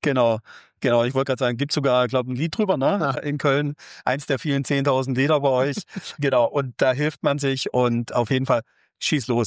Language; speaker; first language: German; native; German